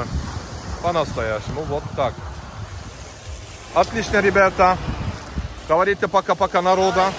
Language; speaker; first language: Russian; non-native, learner; Turkish